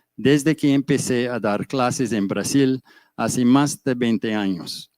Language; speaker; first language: Spanish; non-native, fluent; English